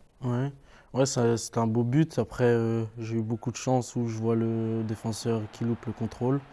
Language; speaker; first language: French; native; French